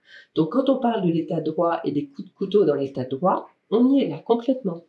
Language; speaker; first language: French; native; French